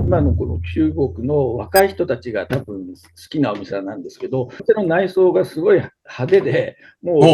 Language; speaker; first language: Japanese; native; Japanese